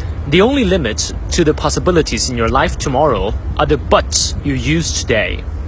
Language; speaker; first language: English; non-native, fluent; Chinese